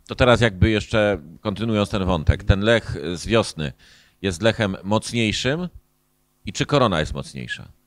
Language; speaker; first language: Polish; native; Polish